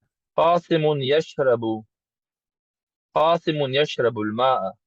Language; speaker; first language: Arabic; non-native, learner; English